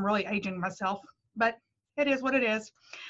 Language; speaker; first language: English; native; English